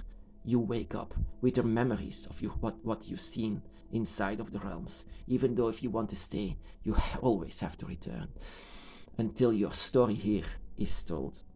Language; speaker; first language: English; non-native, fluent; Dutch